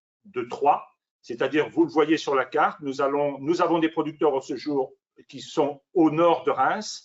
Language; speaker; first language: French; native; French